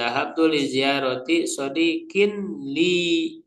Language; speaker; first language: Arabic; non-native, fluent; Indonesian